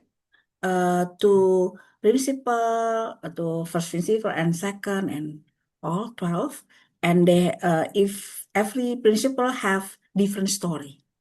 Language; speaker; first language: English; non-native, learner; Indonesian